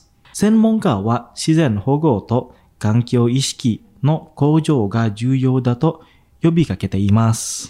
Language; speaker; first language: Japanese; non-native, fluent; Indonesian